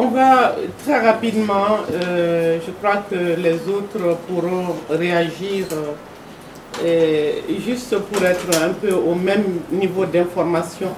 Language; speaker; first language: French; non-native, local second language; Bambara